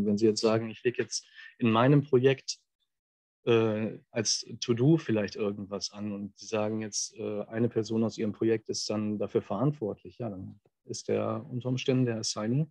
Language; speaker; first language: German; native; German